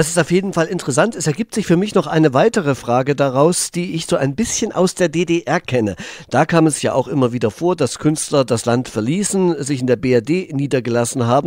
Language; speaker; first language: German; native; German